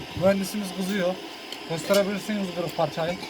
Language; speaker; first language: Turkish; native; Turkish